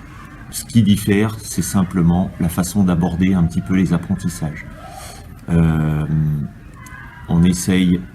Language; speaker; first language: French; native; French